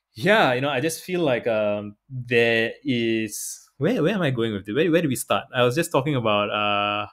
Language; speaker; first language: English; native; English